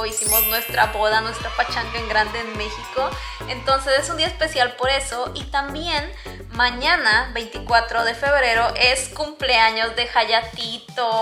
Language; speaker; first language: Spanish; native; Spanish